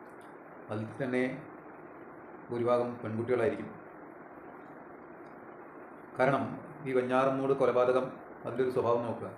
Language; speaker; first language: Malayalam; native; Malayalam